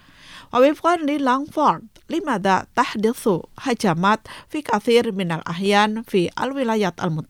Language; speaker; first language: Arabic; non-native, fluent; Indonesian